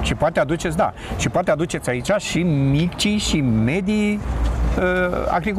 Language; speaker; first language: Romanian; native; Romanian